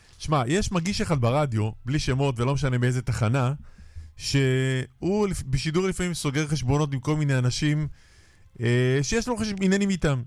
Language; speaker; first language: Hebrew; native; Hebrew